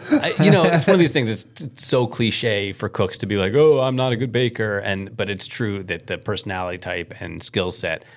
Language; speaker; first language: English; native; English